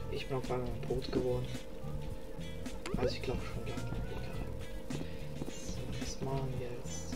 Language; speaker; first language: German; native; German